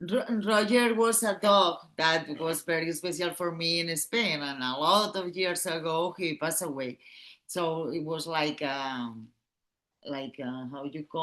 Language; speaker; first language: English; non-native, learner; Catalan